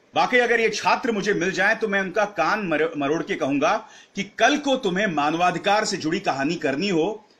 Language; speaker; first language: Hindi; native; Hindi